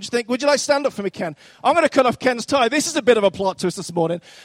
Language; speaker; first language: English; native; English